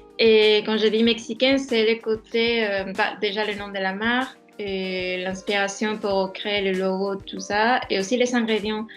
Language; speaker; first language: French; non-native, fluent; Spanish